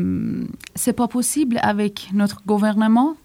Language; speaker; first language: French; non-native, learner; Persian